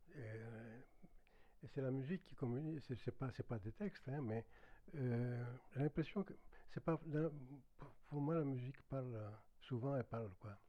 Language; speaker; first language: French; non-native, fluent; Greek